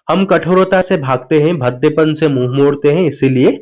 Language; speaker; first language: Hindi; non-native, local second language; Assamese